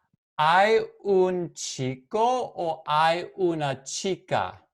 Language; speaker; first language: Spanish; non-native, fluent; English